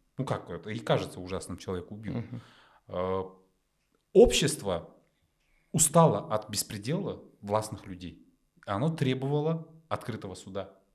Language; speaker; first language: Russian; non-native, local second language; Kazakh